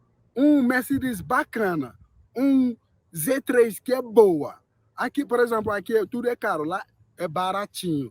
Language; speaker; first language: Portuguese; non-native, learner; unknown